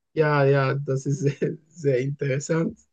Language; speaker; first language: German; non-native, learner; Turkish